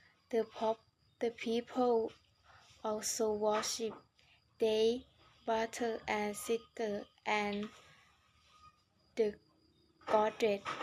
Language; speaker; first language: English; non-native, learner; Thai